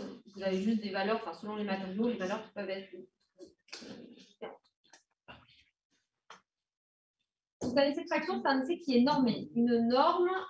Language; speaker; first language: French; native; French